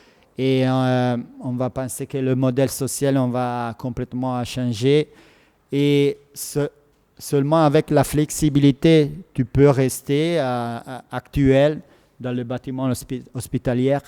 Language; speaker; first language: French; non-native, fluent; Italian